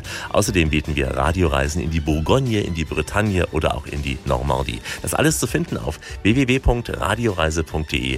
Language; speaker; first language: German; native; German